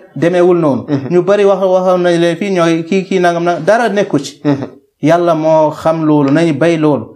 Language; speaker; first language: Wolof; non-native, local second language; Fula